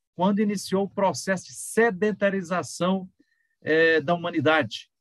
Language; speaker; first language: Portuguese; native; Portuguese